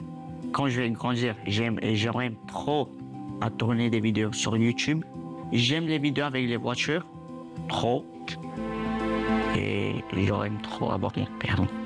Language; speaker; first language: French; early bilingual, other home language; Romanian